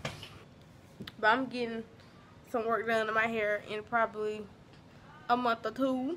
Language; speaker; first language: English; native; English